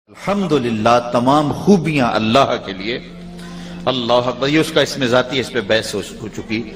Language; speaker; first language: Urdu; non-native, local second language; Punjabi